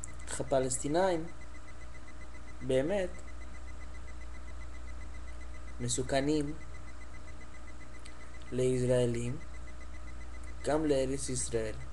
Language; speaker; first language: Hebrew; non-native, learner; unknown